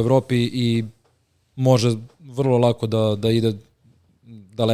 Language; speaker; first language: Serbian; native; Serbian